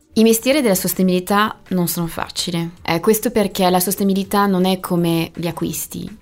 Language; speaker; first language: Italian; non-native, fluent; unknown